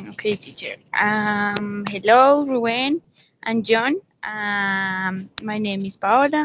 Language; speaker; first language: English; non-native, learner; Spanish